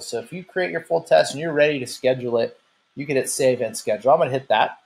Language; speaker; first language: English; native; English